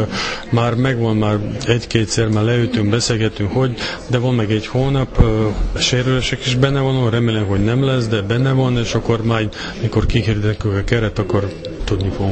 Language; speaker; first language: Hungarian; non-native, fluent; Serbian